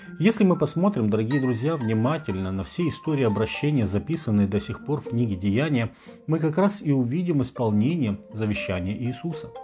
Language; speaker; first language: Russian; native; Russian